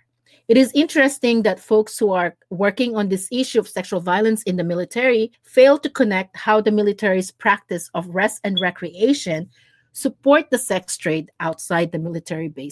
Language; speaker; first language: English; non-native, local second language; Filipino